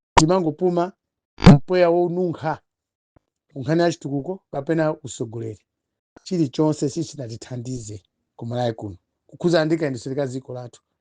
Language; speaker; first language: Nyanja; non-native, local second language; Tumbuka